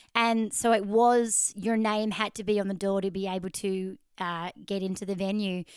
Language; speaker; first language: English; native; English